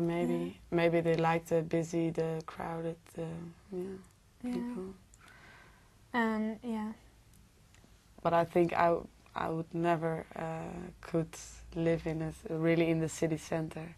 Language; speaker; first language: English; non-native, learner; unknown